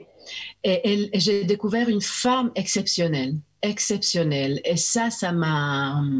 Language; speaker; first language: French; early bilingual, heritage; French